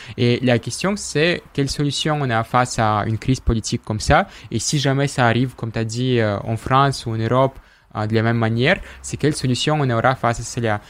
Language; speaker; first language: French; non-native, fluent; Russian